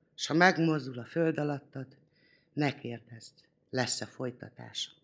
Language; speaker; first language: Hungarian; non-native, local second language; Romany